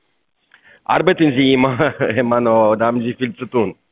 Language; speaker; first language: German; non-native, fluent; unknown